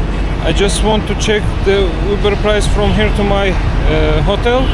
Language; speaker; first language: English; non-native, fluent; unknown